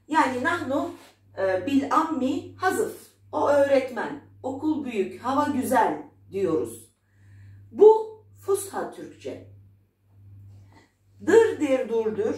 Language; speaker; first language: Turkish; non-native, fluent; Arabic